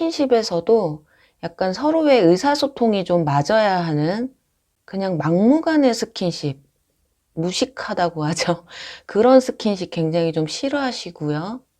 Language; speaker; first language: Korean; native; Korean